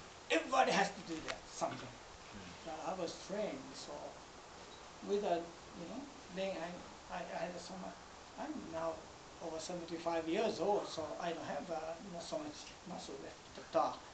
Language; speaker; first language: English; non-native, fluent; Japanese